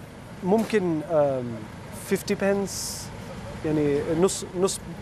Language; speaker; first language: Arabic; non-native, learner; Urdu